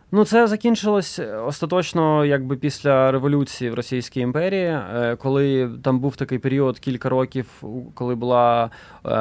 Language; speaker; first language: Ukrainian; native; Ukrainian